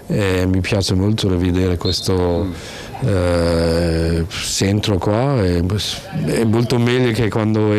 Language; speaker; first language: Italian; non-native, learner; Danish